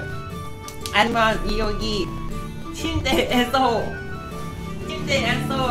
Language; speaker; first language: Korean; non-native, learner; Cantonese